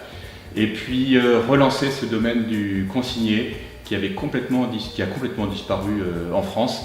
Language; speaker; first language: French; native; French